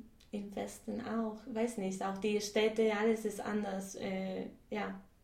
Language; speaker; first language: German; non-native, fluent; Spanish